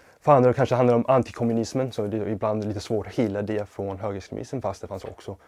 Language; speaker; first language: Swedish; non-native, fluent; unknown